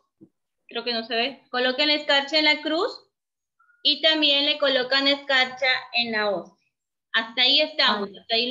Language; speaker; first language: Spanish; native; Spanish